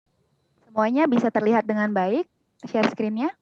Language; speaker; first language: Indonesian; native; Indonesian